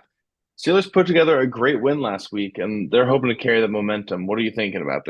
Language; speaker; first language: English; native; English